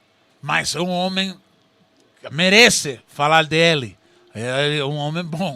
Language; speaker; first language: Portuguese; non-native, learner; Spanish